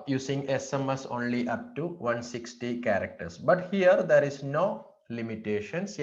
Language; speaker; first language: English; non-native, local second language; Malayalam